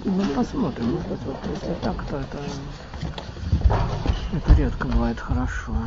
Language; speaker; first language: Russian; native; Russian